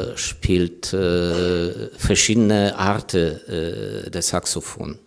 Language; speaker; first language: German; non-native, fluent; Ukrainian